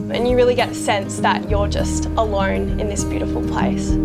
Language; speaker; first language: English; native; English